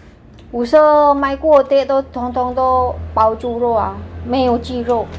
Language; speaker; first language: Chinese; non-native, learner; Indonesian